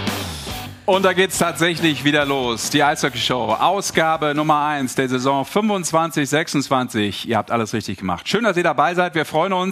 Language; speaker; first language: German; native; German